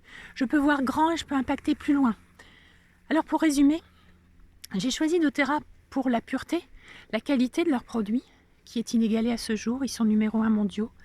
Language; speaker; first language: French; native; French